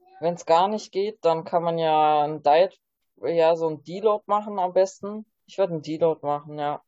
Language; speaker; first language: German; native; German